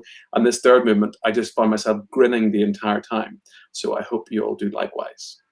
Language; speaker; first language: English; native; English